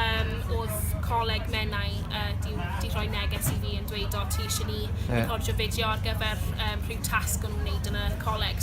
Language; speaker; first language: Welsh; non-native, local second language; English